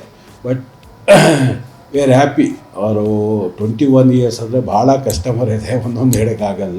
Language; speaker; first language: Kannada; non-native, local second language; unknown